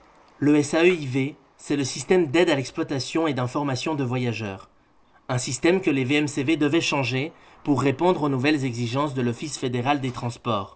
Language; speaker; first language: French; native; French